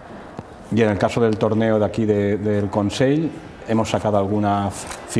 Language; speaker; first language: Spanish; non-native, local second language; Catalan